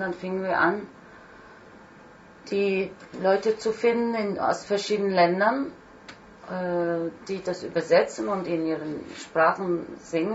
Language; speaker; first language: German; non-native, fluent; Turkish